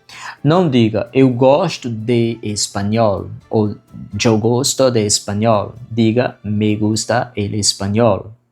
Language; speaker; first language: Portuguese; non-native, fluent; Spanish